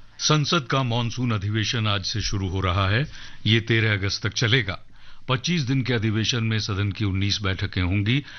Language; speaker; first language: Hindi; native; Hindi